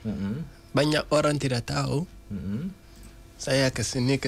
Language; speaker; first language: Indonesian; non-native, learner; Hausa